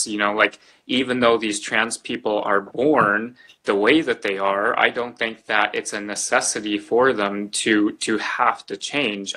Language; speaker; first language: English; native; English